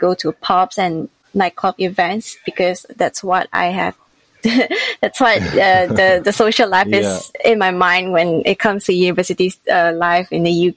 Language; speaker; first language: English; non-native, local second language; Chinese